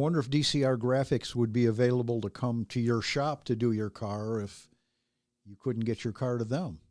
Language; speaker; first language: English; native; English